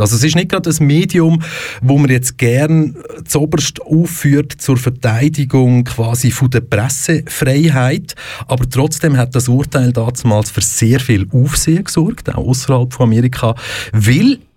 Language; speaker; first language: German; native; German